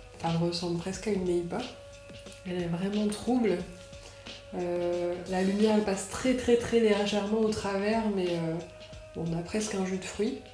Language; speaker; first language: French; native; French